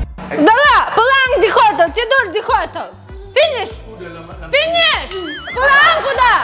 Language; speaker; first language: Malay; non-native, learner; Russian